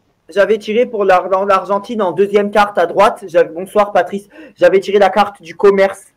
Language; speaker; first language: French; native; French